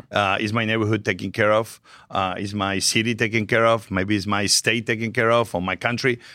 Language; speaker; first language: English; non-native, fluent; Spanish